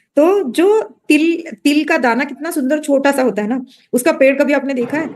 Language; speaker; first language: Hindi; non-native, local second language; Marathi